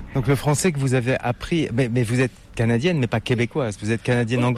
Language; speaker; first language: French; native; French